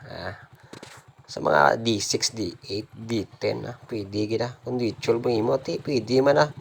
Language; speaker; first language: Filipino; non-native, local second language; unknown